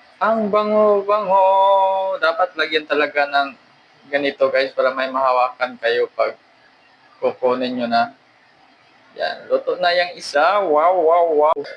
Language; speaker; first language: Filipino; non-native, local second language; Cebuano